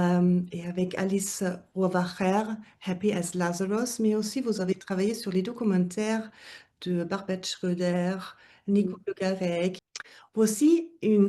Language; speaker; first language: French; non-native, fluent; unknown